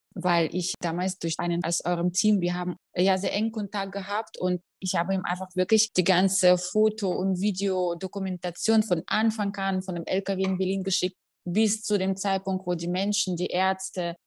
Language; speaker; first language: German; non-native, fluent; Russian